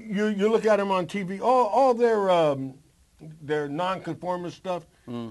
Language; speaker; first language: English; native; English